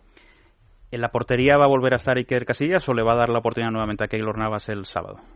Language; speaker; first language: Spanish; native; Spanish